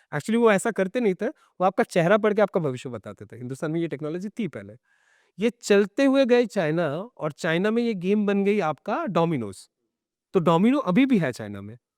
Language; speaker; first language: Hindi; non-native, local second language; Bangla